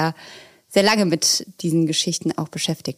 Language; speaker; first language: German; native; German